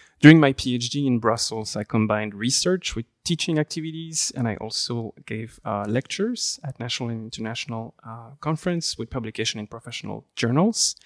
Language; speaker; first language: English; non-native, fluent; French